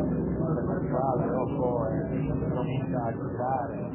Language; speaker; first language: Italian; non-native, local second language; Swiss German